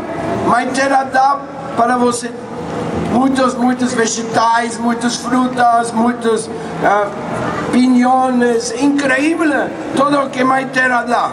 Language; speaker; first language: Portuguese; non-native, fluent; Spanish